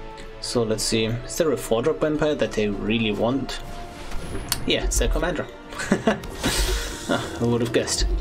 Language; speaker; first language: English; non-native, fluent; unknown